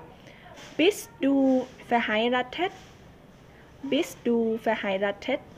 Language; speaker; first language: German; non-native, learner; Thai